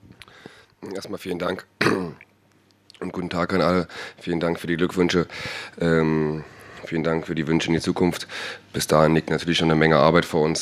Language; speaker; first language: German; native; German